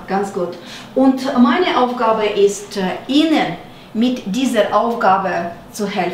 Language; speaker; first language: German; non-native, fluent; Russian